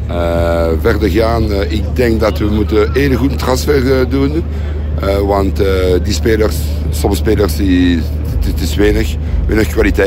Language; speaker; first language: Dutch; non-native, local second language; French